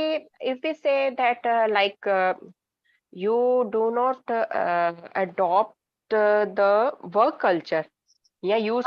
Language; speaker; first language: English; non-native, learner; Hindi